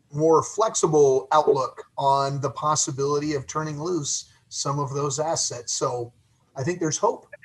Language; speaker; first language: English; native; English